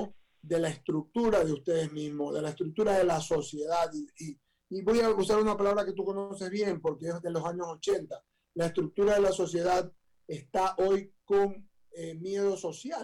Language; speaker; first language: Spanish; native; Spanish